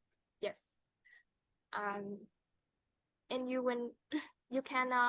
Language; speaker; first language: English; non-native, fluent; Vietnamese